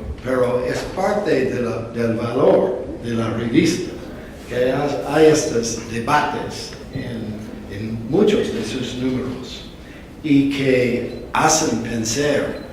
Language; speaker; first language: Spanish; non-native, fluent; English